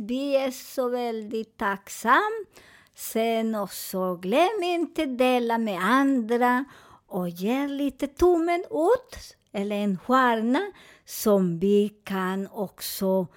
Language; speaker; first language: Swedish; non-native, fluent; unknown